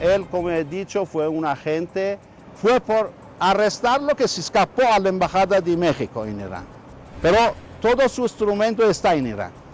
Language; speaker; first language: Spanish; non-native, fluent; Persian